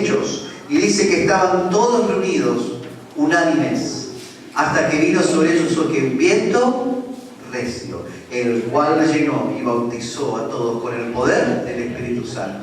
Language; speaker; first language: Spanish; native; Spanish